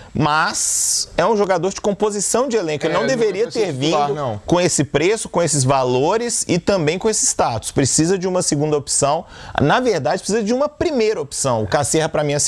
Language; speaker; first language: Portuguese; native; Portuguese